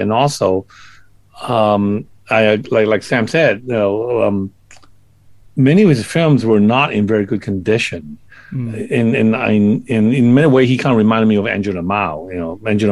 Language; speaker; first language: English; non-native, local second language; Cantonese